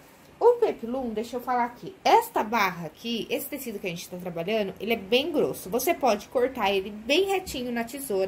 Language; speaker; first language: Portuguese; native; Portuguese